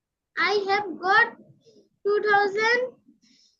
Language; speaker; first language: English; non-native, learner; Bangla